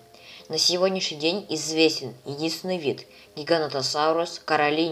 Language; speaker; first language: Russian; native; Russian